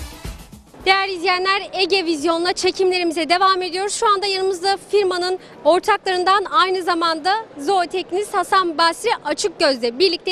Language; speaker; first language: Turkish; native; Turkish